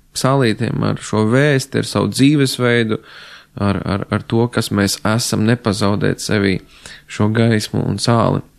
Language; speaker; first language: Latvian; native; Latvian